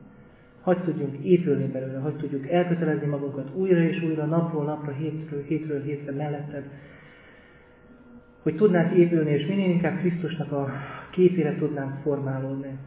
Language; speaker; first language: Hungarian; native; Hungarian